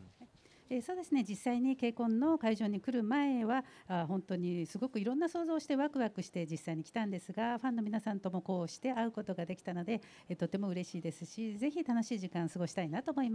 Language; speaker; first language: Japanese; non-native, fluent; Korean